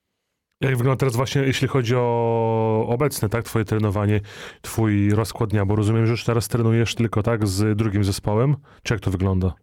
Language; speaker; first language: Polish; native; Polish